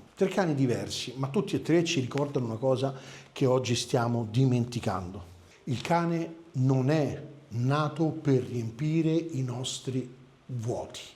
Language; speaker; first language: Italian; native; Italian